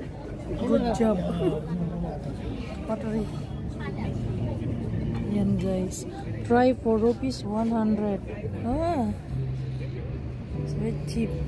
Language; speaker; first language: English; non-native, local second language; Filipino